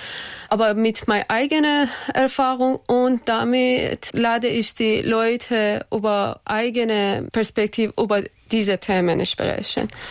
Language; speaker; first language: German; non-native, learner; Persian